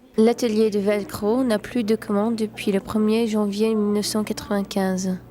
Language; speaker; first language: French; native; French